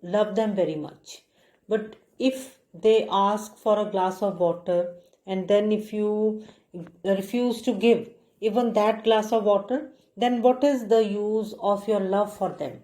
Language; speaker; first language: English; non-native, local second language; Punjabi